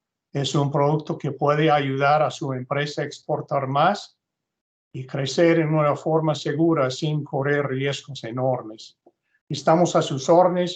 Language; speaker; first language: Spanish; non-native, fluent; English